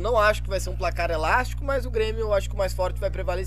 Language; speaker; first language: Portuguese; native; Portuguese